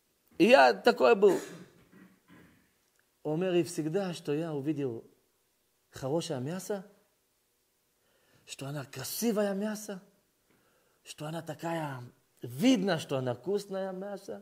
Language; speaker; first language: Russian; early bilingual, heritage; Russian